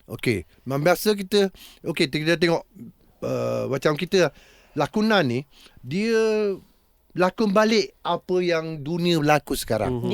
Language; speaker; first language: Malay; native; Malay